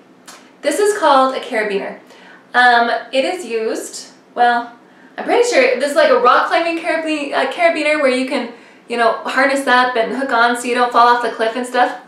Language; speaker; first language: English; native; English